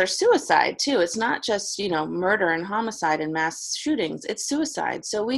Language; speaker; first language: English; native; English